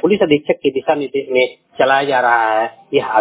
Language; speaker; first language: Hindi; native; Hindi